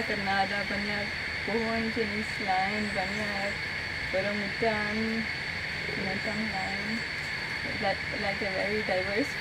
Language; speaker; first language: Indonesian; non-native, learner; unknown